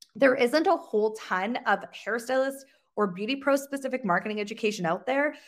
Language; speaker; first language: English; native; English